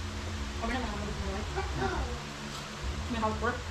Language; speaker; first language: English; non-native, local second language; Cebuano